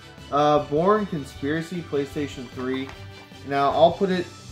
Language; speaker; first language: English; native; English